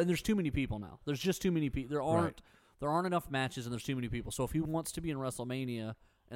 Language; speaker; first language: English; native; English